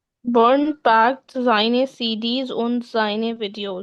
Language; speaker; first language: German; non-native, learner; Urdu